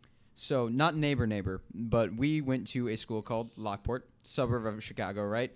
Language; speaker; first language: English; native; English